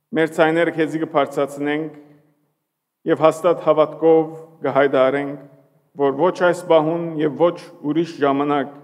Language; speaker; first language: Armenian; early bilingual, heritage; Armenian